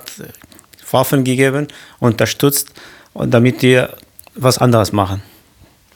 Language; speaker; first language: German; non-native, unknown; Kurdish